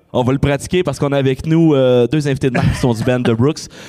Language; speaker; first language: French; native; French